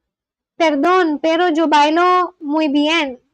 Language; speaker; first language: Spanish; non-native, learner; Bangla